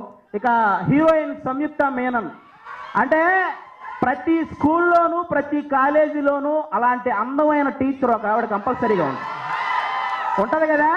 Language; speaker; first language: Telugu; native; Telugu